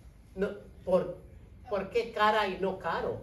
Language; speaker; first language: Spanish; non-native, fluent; English